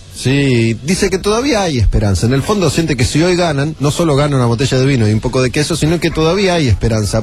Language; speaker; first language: Spanish; native; Spanish